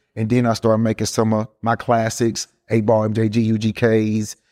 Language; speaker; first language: English; early bilingual, other home language; Spanish